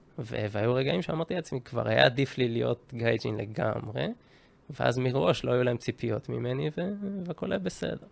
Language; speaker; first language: Hebrew; early bilingual, other home language; Japanese